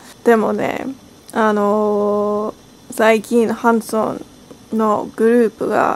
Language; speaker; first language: Japanese; non-native, learner; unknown